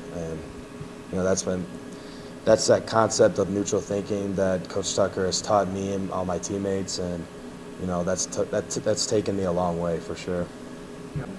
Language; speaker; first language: English; native; English